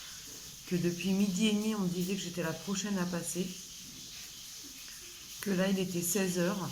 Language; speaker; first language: French; native; French